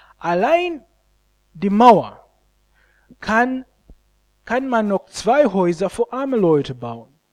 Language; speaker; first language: German; non-native, fluent; Ganda